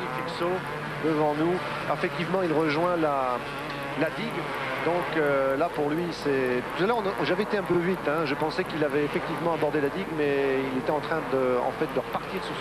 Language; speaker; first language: French; native; French